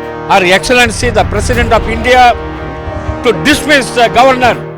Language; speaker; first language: English; non-native, local second language; Tamil